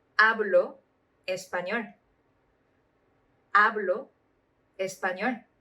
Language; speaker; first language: Spanish; non-native, fluent; Korean